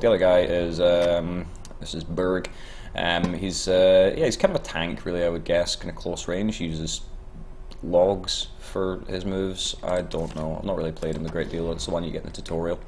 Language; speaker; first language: English; native; English